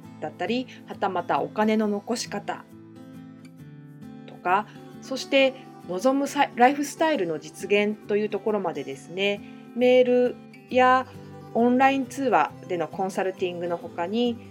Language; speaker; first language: Japanese; native; Japanese